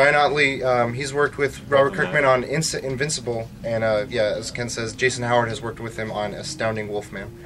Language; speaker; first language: English; native; English